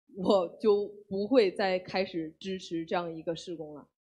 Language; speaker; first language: Chinese; native; Chinese